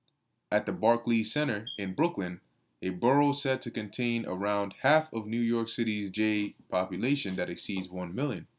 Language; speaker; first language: English; native; English